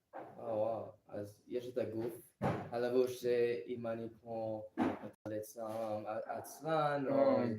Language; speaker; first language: Hebrew; non-native, learner; English